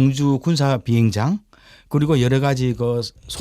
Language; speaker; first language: Korean; native; Korean